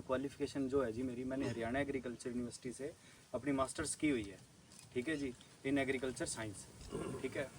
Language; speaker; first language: Hindi; non-native, local second language; Punjabi